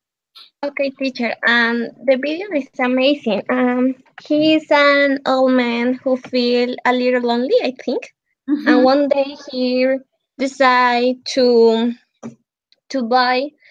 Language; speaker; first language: English; non-native, learner; Spanish